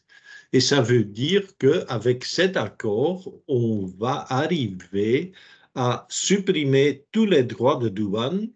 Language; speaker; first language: French; non-native, local second language; Dutch